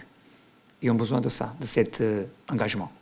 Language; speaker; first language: French; non-native, learner; Portuguese